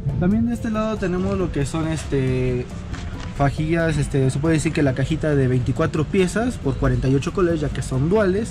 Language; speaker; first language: Spanish; native; Spanish